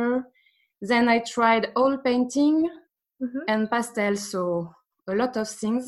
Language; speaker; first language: English; non-native, fluent; French